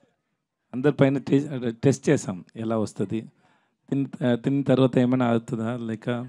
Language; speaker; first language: Telugu; non-native, learner; Tamil